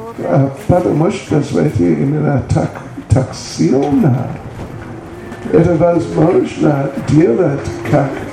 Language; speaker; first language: Russian; non-native, learner; English